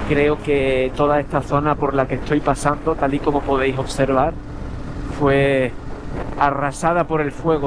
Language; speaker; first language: Spanish; native; Spanish